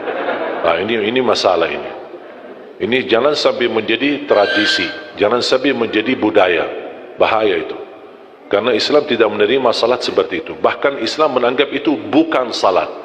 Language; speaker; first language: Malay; non-native, fluent; Arabic